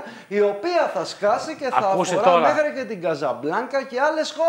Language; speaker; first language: Greek; native; Greek